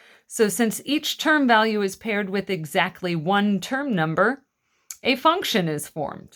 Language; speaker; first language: English; native; English